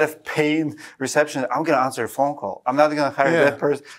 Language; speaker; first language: English; non-native, fluent; Russian